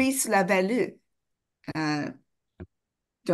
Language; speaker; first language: French; non-native, fluent; English